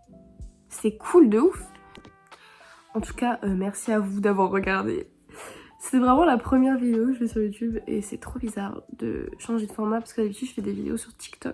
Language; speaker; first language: French; native; French